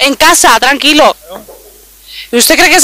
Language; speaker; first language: Spanish; native; Spanish